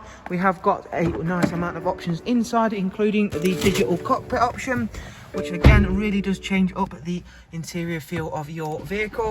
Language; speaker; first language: English; native; English